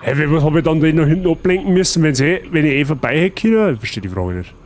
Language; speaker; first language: German; native; German